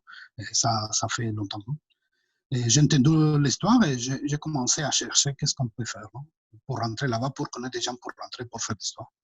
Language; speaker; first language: French; non-native, fluent; Spanish